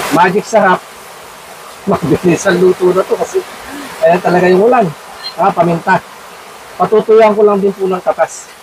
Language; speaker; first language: Filipino; non-native, local second language; Iloko